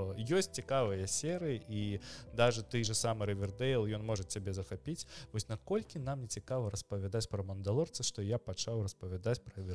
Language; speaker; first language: Belarusian; non-native, local second language; Russian